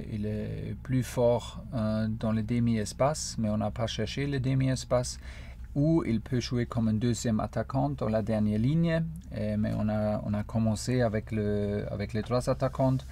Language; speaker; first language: French; non-native, fluent; German